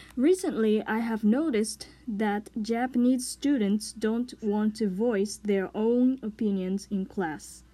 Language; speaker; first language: English; non-native, learner; Japanese